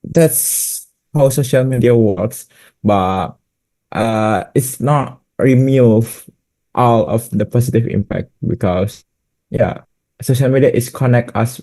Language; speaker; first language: English; non-native, learner; Indonesian